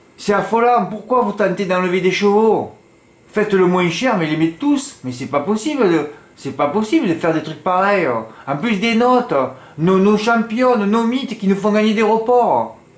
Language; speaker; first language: French; native; French